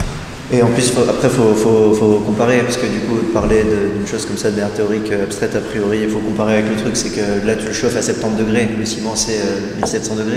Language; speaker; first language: French; native; French